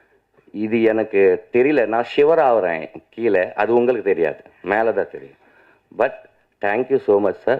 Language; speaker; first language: Tamil; non-native, learner; Telugu